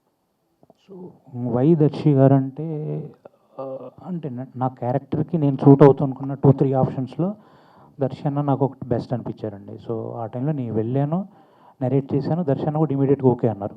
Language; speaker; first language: Telugu; native; Telugu